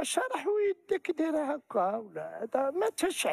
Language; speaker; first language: Arabic; native; Arabic